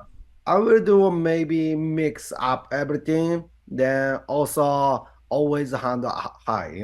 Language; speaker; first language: English; non-native, learner; Japanese